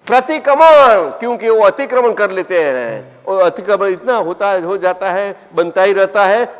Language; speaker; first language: Hindi; non-native, local second language; Gujarati